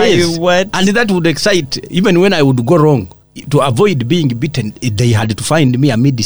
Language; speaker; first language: English; non-native, local second language; Ganda